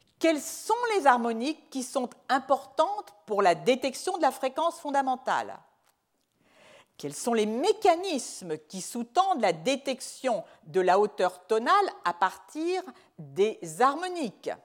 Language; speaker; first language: French; native; French